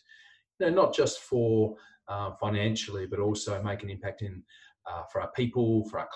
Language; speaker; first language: English; native; English